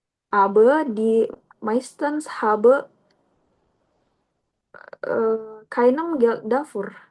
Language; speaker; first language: German; non-native, learner; Indonesian